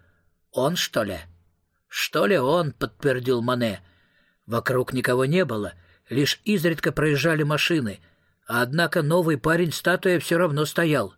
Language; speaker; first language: Russian; native; Russian